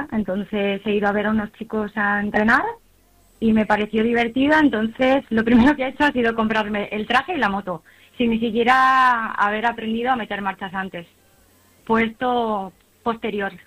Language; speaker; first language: Spanish; native; Spanish